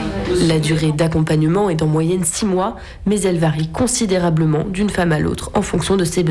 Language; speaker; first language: French; native; French